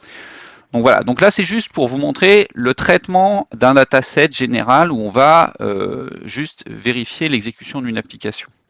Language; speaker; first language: French; native; French